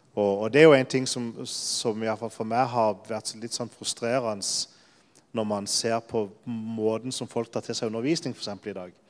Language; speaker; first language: Norwegian; native; Norwegian